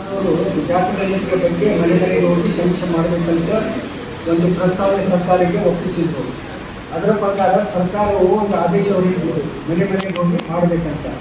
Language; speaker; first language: Kannada; non-native, local second language; Lambadi